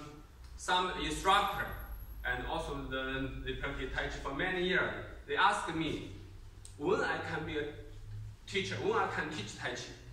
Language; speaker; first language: English; non-native, learner; Chinese